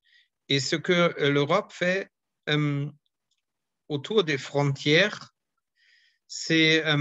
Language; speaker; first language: French; non-native, fluent; German